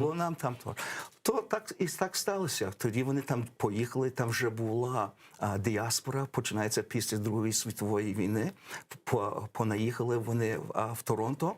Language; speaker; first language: Ukrainian; early bilingual, heritage; English